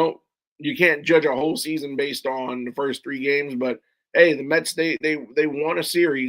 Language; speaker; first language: English; native; English